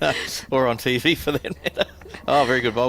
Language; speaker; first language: English; native; English